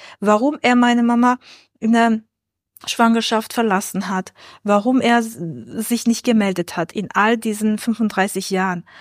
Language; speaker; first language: German; non-native, fluent; Armenian